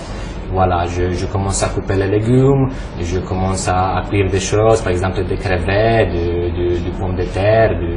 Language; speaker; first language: French; non-native, fluent; Romanian